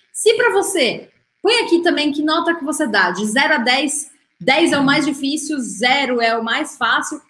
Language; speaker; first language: Portuguese; native; Portuguese